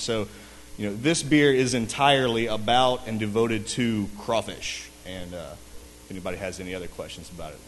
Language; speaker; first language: English; native; English